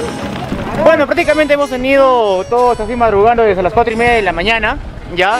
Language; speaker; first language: Spanish; native; Spanish